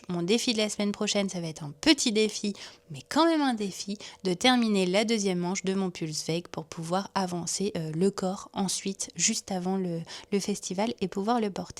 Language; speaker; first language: French; native; French